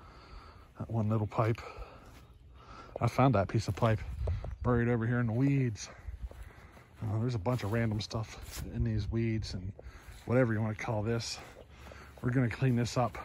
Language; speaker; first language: English; native; English